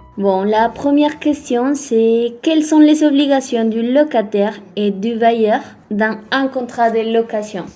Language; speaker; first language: French; non-native, fluent; Spanish